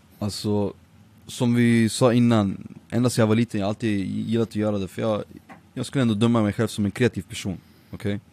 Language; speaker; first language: Swedish; early bilingual, other home language; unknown